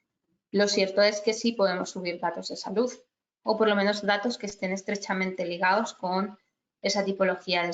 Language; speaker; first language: Spanish; native; Spanish